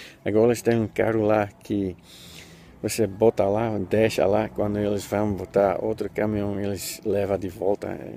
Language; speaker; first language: Portuguese; non-native, fluent; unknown